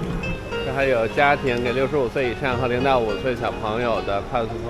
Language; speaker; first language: Chinese; native; Chinese